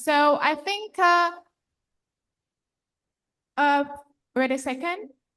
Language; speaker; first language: English; non-native, fluent; Indonesian